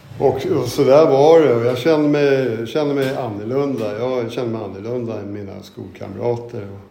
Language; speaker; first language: Swedish; native; Swedish